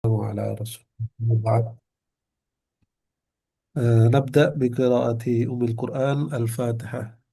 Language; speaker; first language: Arabic; non-native, fluent; Indonesian